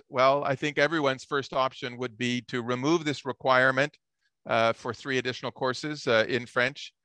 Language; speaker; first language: English; native; English